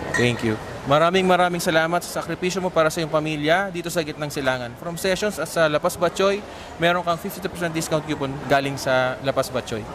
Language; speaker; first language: Filipino; native; Filipino